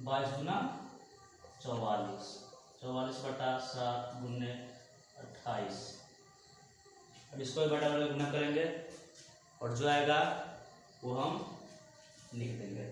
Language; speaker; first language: Hindi; native; Hindi